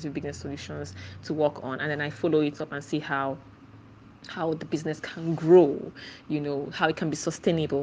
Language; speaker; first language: English; non-native, local second language; Igbo